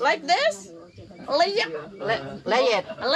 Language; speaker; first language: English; non-native, learner; Sundanese